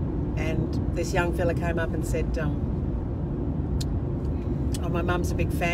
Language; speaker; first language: English; native; English